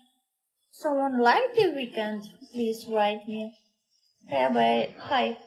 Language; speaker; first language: English; non-native, learner; Russian